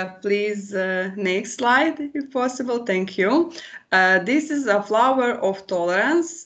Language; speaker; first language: English; non-native, learner; Croatian